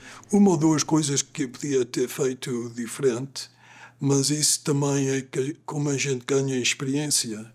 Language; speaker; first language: Portuguese; early bilingual, other home language; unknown